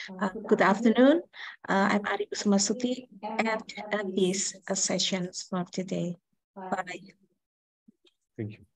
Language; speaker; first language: English; non-native, fluent; Indonesian